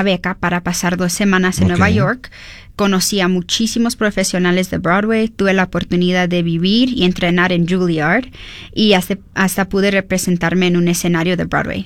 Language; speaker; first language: Spanish; early bilingual, heritage; Spanish